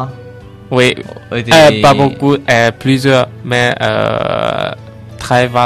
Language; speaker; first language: French; non-native, learner; Chinese